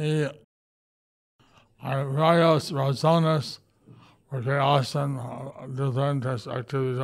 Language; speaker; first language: Spanish; non-native, learner; English